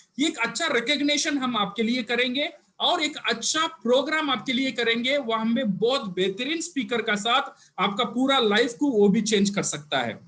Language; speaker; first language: Hindi; non-native, local second language; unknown